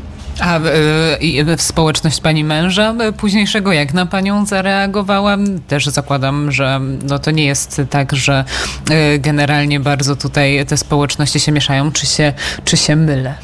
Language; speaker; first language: Polish; native; Polish